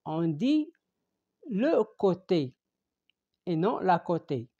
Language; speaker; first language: French; non-native, local second language; Arabic